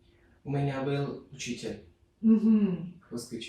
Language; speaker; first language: Russian; non-native, learner; Turkmen